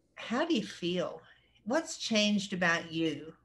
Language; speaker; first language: English; native; English